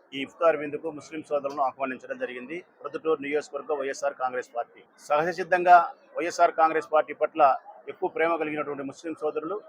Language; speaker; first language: Telugu; native; Telugu